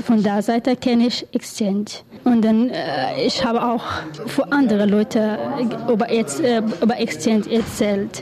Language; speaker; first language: German; non-native, learner; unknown